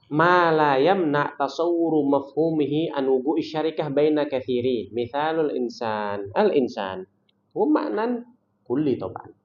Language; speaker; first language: Arabic; non-native, fluent; Indonesian